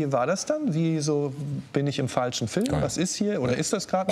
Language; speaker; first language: German; native; German